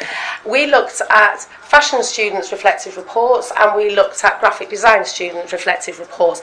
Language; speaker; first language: English; native; English